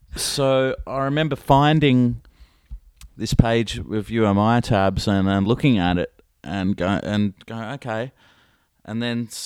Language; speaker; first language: English; native; English